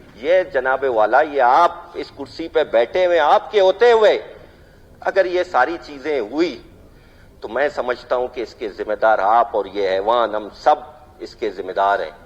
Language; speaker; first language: Urdu; non-native, local second language; Baluchi